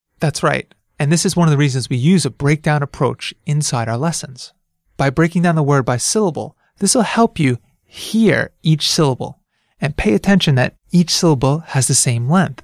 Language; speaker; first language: English; native; English